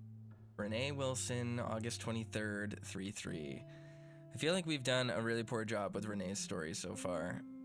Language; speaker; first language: English; native; English